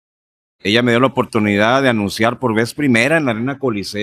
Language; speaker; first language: Spanish; native; Spanish